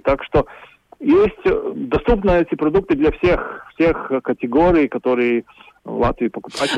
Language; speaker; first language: Russian; non-native, local second language; Latvian